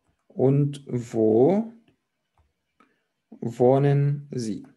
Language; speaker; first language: German; non-native, fluent; Arabic